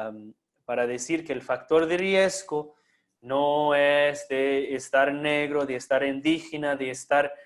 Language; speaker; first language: Spanish; non-native, fluent; English